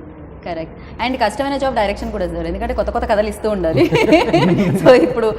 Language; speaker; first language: Telugu; native; Telugu